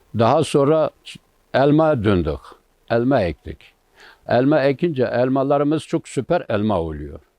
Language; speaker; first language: Turkish; native; Turkish